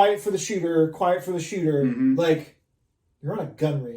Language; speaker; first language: English; native; English